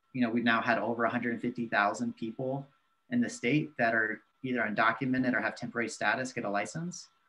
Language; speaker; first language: English; native; English